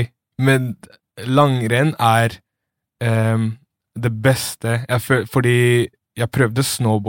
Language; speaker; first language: Norwegian; early bilingual, other home language; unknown